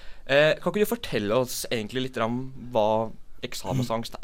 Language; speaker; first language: Norwegian; native; Norwegian